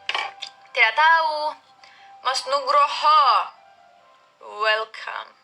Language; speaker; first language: Indonesian; non-native, learner; Turkish